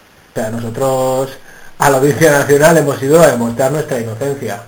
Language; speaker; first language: Spanish; native; Spanish